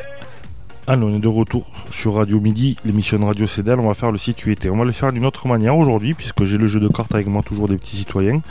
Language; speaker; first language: French; native; French